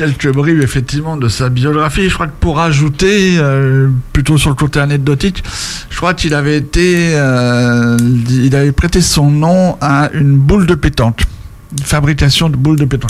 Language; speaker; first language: French; native; French